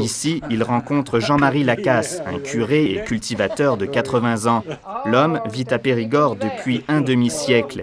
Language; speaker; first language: French; native; French